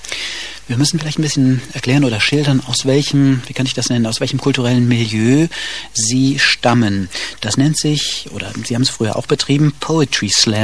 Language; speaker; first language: German; native; German